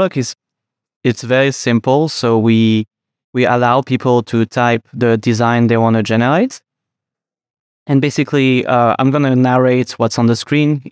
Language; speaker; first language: English; non-native, fluent; French